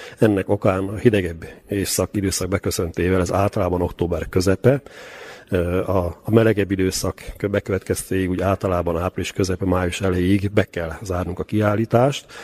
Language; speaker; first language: Hungarian; native; Hungarian